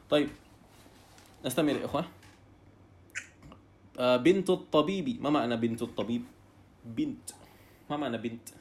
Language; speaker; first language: Arabic; non-native, fluent; Indonesian